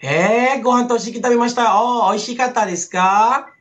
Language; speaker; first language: Japanese; non-native, fluent; Malay